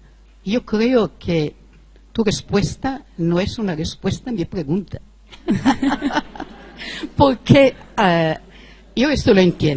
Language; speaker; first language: Spanish; non-native, fluent; Italian